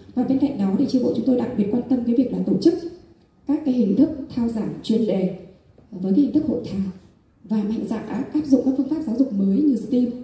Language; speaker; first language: Vietnamese; non-native, local second language; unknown